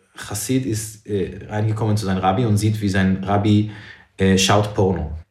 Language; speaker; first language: German; non-native, fluent; English